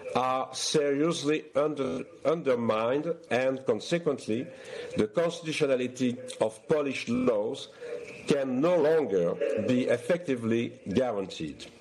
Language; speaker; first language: English; non-native, fluent; French